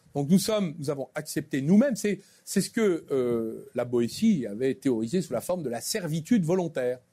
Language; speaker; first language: French; native; French